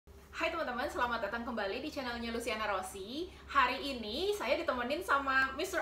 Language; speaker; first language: Indonesian; native; Indonesian